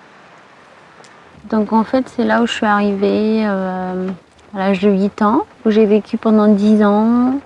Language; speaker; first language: French; early bilingual, other home language; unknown